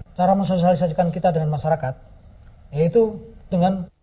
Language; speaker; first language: Indonesian; native; Indonesian